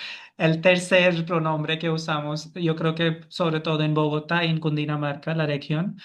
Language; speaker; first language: Spanish; non-native, fluent; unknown